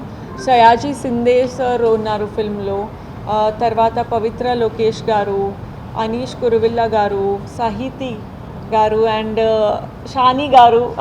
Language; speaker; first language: Telugu; non-native, fluent; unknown